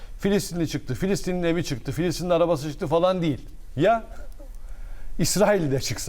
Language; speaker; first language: Turkish; native; Turkish